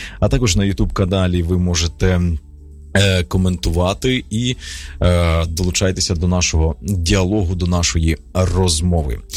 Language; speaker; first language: Ukrainian; native; Ukrainian